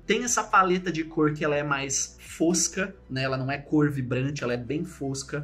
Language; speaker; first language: Portuguese; native; Portuguese